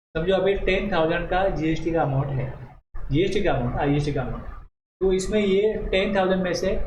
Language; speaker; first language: Hindi; non-native, local second language; Marathi